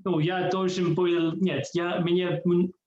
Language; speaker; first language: Russian; non-native, learner; English